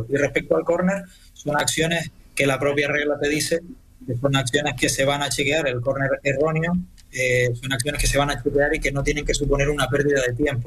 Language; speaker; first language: Spanish; native; Spanish